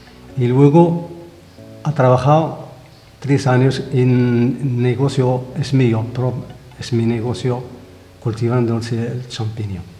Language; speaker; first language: Spanish; non-native, fluent; Arabic